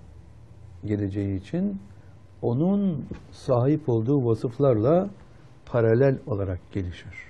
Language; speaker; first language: Turkish; native; Turkish